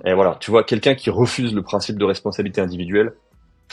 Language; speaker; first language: French; native; French